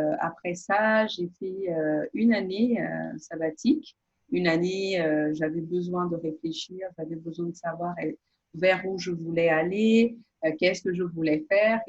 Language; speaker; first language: French; non-native, local second language; Portuguese